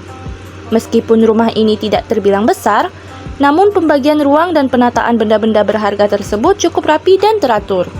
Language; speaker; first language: Indonesian; native; Indonesian